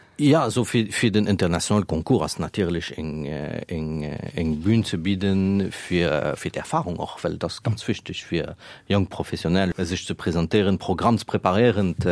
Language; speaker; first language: Luxembourgish; non-native, fluent; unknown